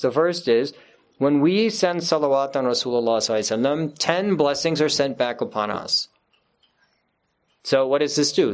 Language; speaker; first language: English; native; English